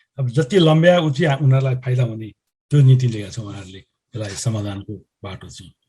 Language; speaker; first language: Nepali; native; Nepali